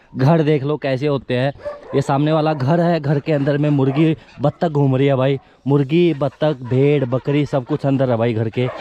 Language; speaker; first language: Hindi; native; Hindi